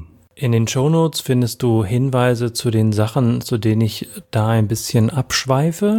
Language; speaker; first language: German; native; German